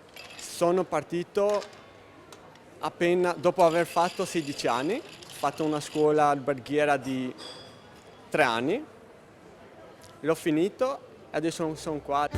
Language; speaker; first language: Italian; non-native, fluent; Albanian